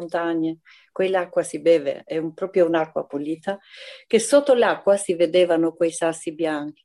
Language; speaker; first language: Italian; non-native, fluent; Albanian